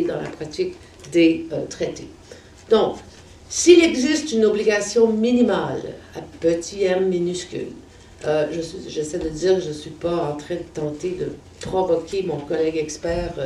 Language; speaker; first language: French; native; French